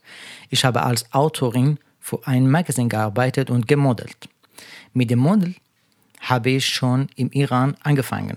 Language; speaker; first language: German; non-native, fluent; Persian